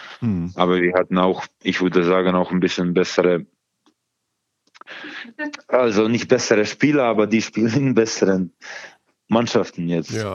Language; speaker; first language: German; non-native, learner; Croatian